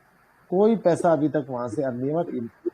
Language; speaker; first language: Hindi; native; Hindi